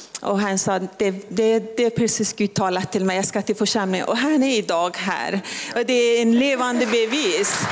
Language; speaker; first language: Swedish; non-native, local second language; Persian